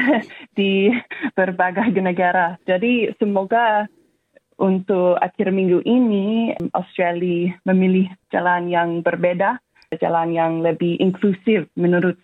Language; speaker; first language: Indonesian; non-native, fluent; English